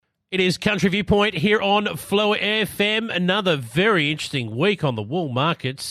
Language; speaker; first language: English; native; English